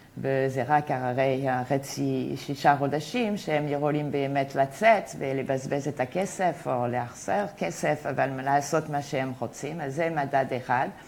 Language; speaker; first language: Hebrew; non-native, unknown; French